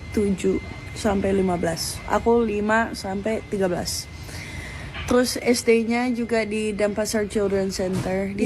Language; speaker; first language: Indonesian; early bilingual, other home language; Dutch